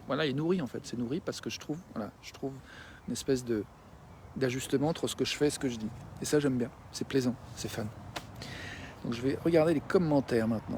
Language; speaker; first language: French; native; French